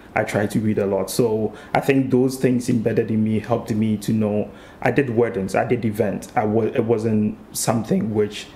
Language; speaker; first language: English; non-native, local second language; Akan